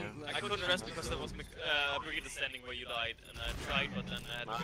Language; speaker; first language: English; non-native, fluent; German